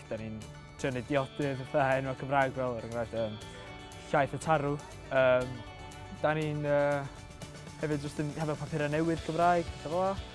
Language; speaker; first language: Welsh; native; Welsh